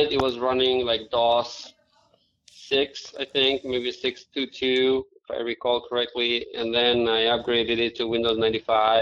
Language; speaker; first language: English; non-native, fluent; Albanian